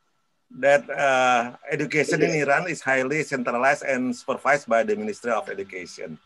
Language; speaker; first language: English; non-native, learner; Indonesian